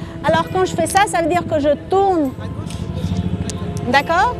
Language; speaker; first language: French; non-native, fluent; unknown